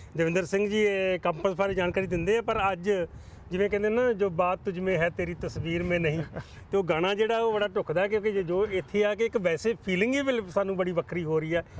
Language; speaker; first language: Punjabi; native; Punjabi